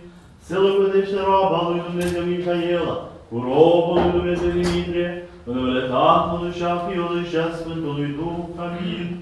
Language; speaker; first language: Romanian; native; Romanian